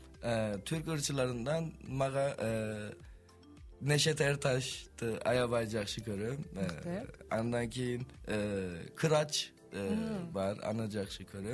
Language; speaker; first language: Kyrgyz; non-native, learner; Turkish